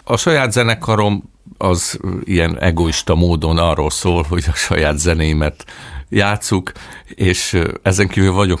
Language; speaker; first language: Hungarian; native; Hungarian